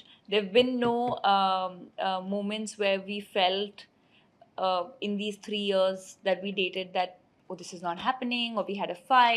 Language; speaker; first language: English; non-native, local second language; Hindi